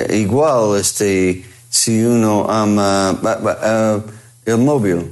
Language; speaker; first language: Spanish; non-native, fluent; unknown